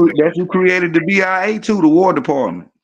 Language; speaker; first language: English; native; English